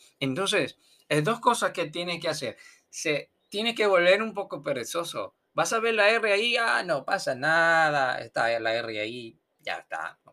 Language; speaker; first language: Spanish; non-native, fluent; Portuguese